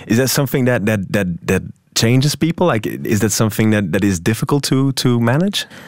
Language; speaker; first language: English; non-native, fluent; Dutch